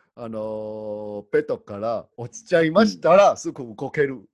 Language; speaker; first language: Japanese; non-native, learner; Chinese